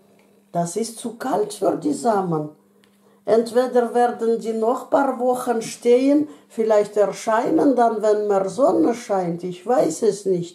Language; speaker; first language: German; non-native, fluent; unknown